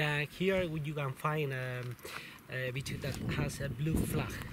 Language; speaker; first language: English; non-native, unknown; Spanish